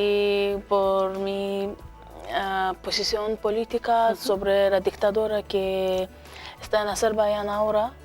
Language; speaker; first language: Spanish; non-native, learner; Azerbaijani